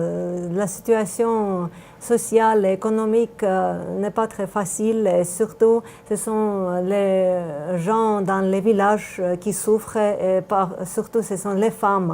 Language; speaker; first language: French; non-native, fluent; Armenian